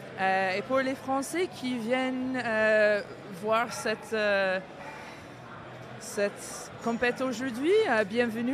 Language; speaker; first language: French; non-native, learner; English